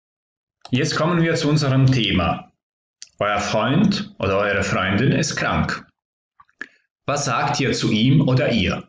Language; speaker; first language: German; non-native, fluent; Croatian